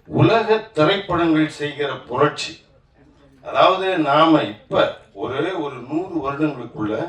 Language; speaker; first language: Tamil; native; Tamil